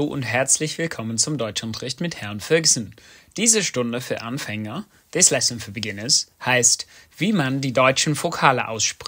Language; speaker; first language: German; non-native, fluent; English